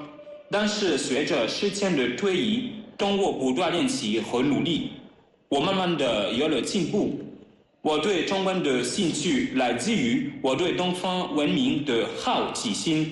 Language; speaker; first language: Chinese; non-native, learner; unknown